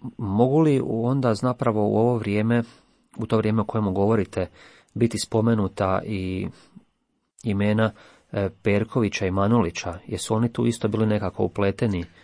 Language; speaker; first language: Croatian; native; Croatian